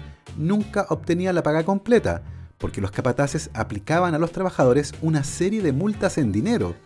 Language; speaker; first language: Spanish; native; Spanish